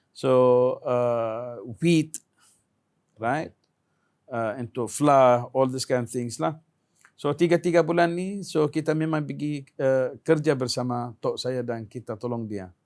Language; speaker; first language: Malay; non-native, fluent; Arabic